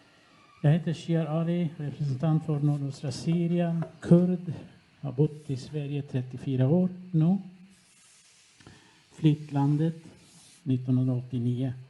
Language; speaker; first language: Swedish; non-native, fluent; Kurdish